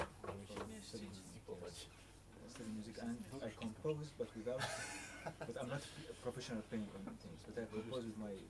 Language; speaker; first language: English; non-native, learner; Arabic